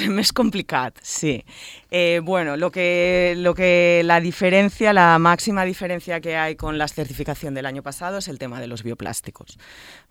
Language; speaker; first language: Spanish; native; Spanish